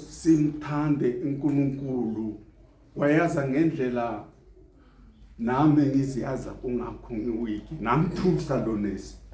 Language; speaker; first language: Zulu; non-native, local second language; South Ndebele